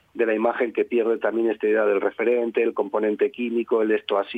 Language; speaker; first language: Spanish; native; Spanish